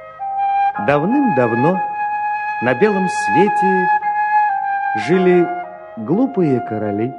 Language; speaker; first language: Russian; native; Russian